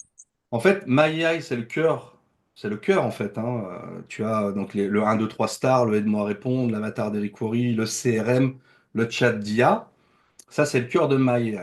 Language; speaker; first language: French; native; French